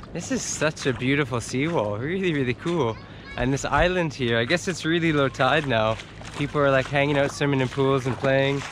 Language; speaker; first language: English; native; English